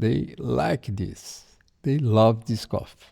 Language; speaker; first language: English; non-native, learner; Portuguese